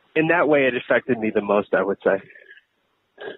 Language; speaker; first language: English; native; English